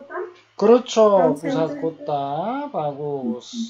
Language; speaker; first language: Indonesian; non-native, fluent; Korean